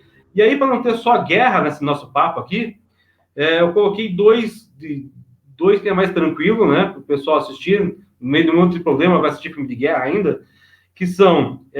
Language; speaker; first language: Portuguese; native; Portuguese